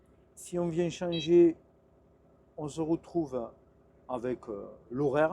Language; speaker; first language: French; native; French